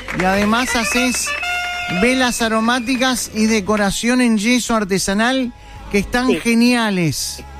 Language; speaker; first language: Spanish; native; Spanish